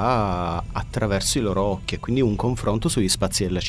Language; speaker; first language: Italian; native; Italian